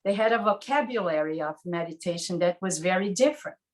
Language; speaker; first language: English; non-native, fluent; Portuguese